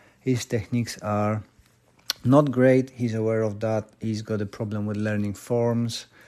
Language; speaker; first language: English; non-native, fluent; Polish